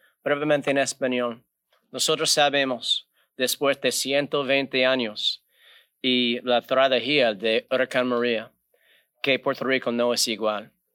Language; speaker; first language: Spanish; non-native, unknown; English